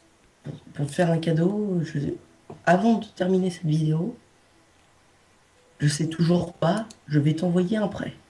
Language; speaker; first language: French; native; French